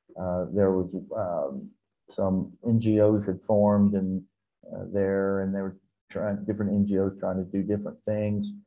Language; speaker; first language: English; native; English